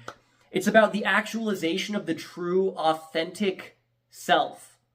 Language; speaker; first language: English; native; English